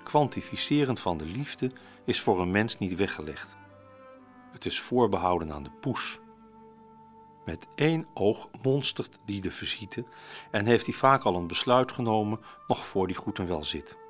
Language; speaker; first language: Dutch; native; Dutch